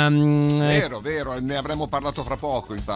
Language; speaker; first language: Italian; native; Italian